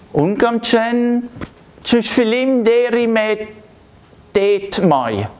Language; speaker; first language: Albanian; non-native, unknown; German